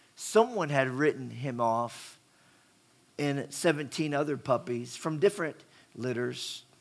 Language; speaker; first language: English; native; English